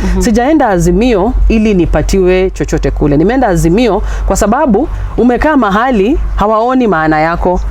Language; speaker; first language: Swahili; non-native, local second language; Luyia